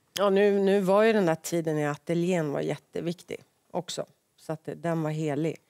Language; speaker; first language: Swedish; native; Swedish